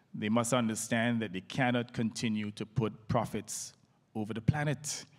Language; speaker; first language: English; native; English